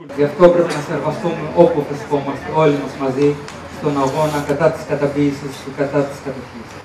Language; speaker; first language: Greek; non-native, fluent; Arabic